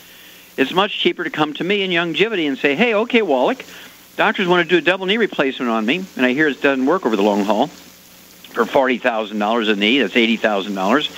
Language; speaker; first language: English; native; English